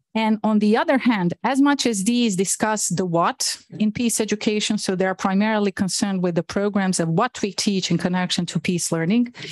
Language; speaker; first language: English; non-native, fluent; Bosnian